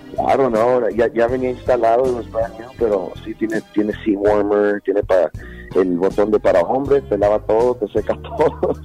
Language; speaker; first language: Spanish; early bilingual, heritage; Spanish